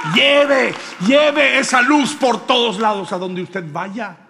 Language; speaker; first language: Spanish; native; Spanish